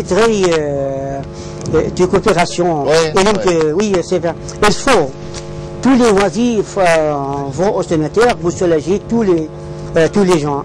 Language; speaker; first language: French; non-native, learner; Arabic